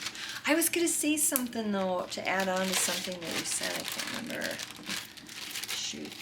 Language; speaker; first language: English; native; English